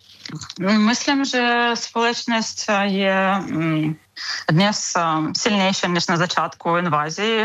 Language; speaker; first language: Czech; non-native, fluent; Ukrainian